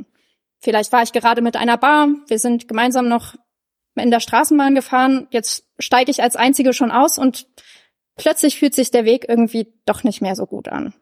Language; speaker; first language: German; native; German